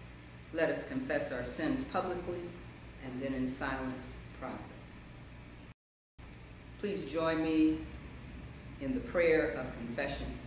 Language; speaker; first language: English; native; English